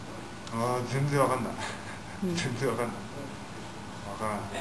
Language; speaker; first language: Japanese; native; Japanese